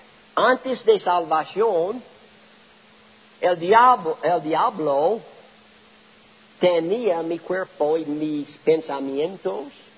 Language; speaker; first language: Spanish; non-native, learner; English